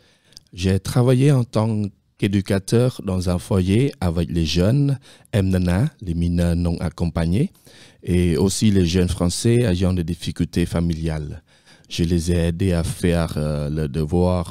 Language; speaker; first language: French; non-native, fluent; Khmer